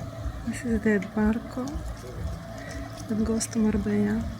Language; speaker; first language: Spanish; non-native, fluent; Russian